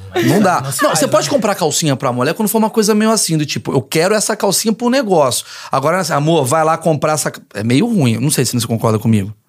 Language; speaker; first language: Portuguese; native; Portuguese